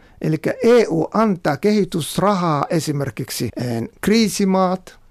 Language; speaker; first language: Finnish; non-native, fluent; Somali